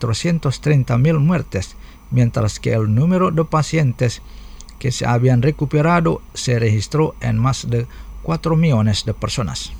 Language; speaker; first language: Spanish; non-native, fluent; Indonesian